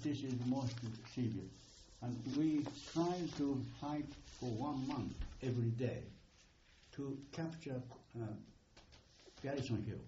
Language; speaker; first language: English; non-native, fluent; Japanese